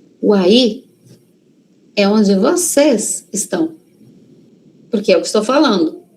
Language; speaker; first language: Portuguese; native; Portuguese